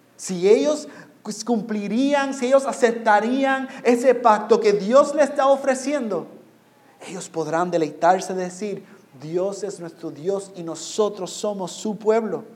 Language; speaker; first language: Spanish; non-native, fluent; English